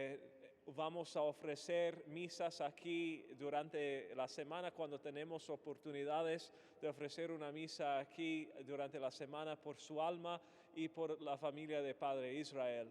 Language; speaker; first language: Spanish; non-native, fluent; English